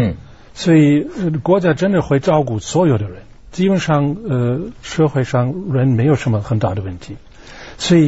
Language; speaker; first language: Chinese; non-native, fluent; German